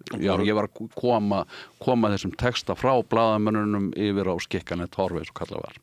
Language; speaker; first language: Icelandic; native; Icelandic